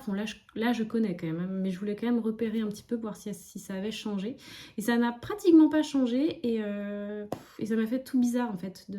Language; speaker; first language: French; native; French